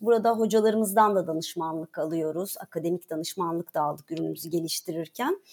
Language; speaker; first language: Turkish; native; Turkish